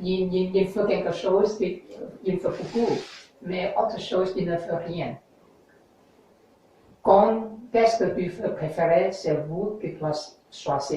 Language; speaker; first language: French; non-native, learner; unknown